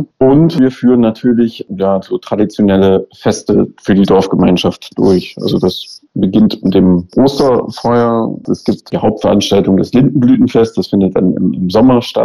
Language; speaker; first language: German; native; German